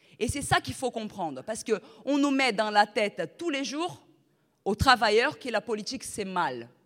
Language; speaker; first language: French; non-native, fluent; Portuguese